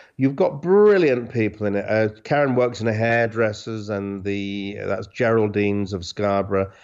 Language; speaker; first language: English; native; English